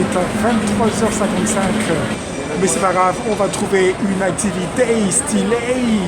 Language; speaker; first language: French; native; French